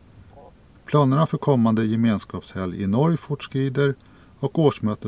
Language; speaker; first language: Swedish; native; Swedish